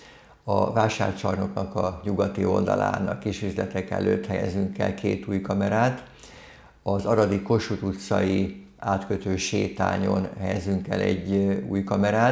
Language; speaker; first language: Hungarian; native; Hungarian